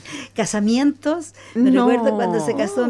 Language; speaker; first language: Spanish; native; Spanish